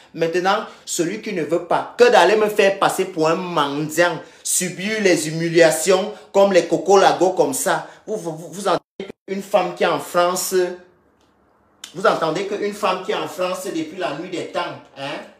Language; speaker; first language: French; native; French